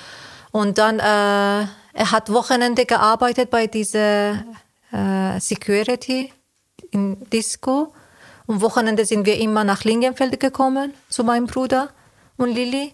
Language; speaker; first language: German; non-native, fluent; Persian